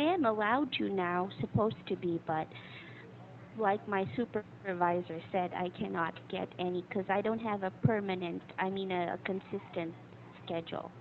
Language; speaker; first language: English; non-native, fluent; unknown